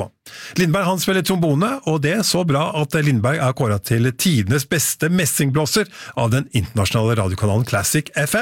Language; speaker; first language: Norwegian; native; Norwegian